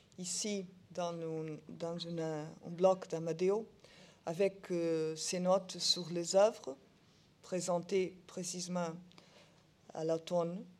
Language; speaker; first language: French; non-native, learner; Portuguese